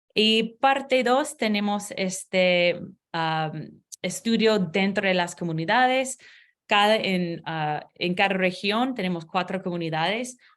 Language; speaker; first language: Spanish; non-native, learner; English